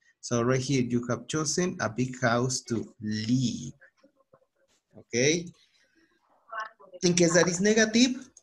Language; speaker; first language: English; non-native, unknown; Spanish